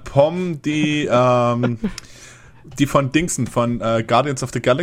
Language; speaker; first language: German; native; German